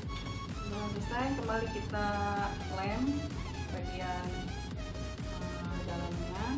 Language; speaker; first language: Indonesian; native; Indonesian